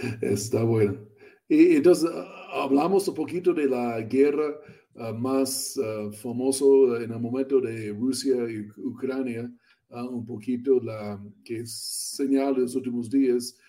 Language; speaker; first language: Spanish; non-native, learner; English